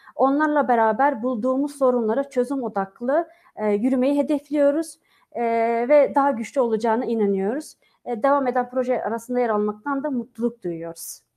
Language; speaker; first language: Turkish; non-native, local second language; Kurdish